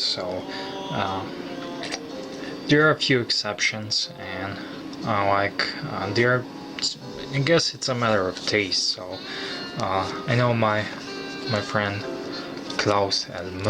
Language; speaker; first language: English; non-native, fluent; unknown